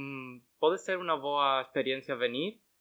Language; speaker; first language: Portuguese; non-native, learner; Spanish